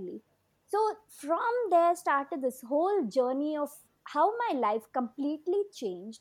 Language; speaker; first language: English; non-native, local second language; Kannada